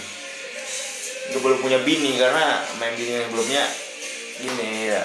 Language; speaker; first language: Indonesian; native; Indonesian